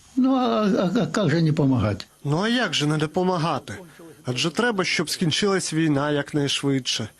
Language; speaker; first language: Ukrainian; native; Ukrainian